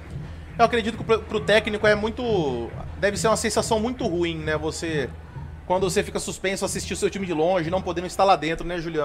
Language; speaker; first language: Portuguese; native; Portuguese